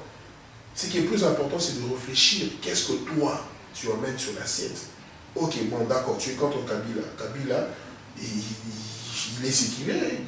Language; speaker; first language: French; non-native, local second language; Lingala